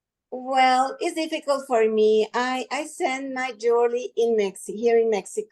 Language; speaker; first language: English; non-native, learner; Spanish